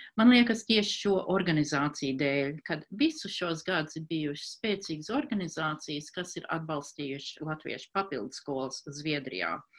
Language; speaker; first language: Latvian; early bilingual, heritage; Latvian